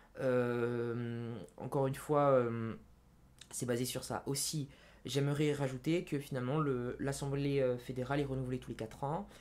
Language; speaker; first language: French; native; French